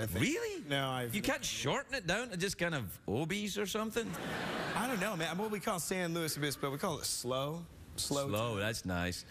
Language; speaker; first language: English; native; English